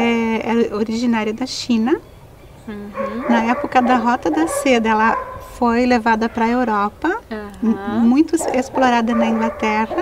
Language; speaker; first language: Portuguese; native; Portuguese